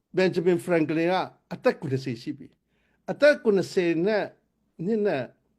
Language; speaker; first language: Burmese; non-native, local second language; Hakha Chin